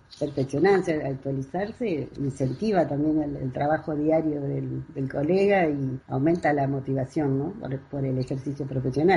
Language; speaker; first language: Spanish; native; Spanish